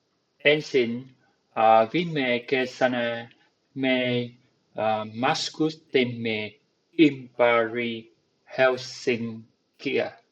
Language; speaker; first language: Finnish; non-native, learner; Vietnamese